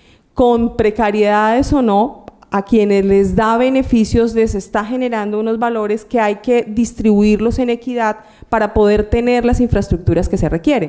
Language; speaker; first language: Spanish; native; Spanish